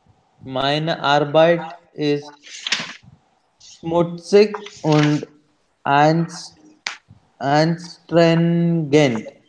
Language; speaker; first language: German; non-native, learner; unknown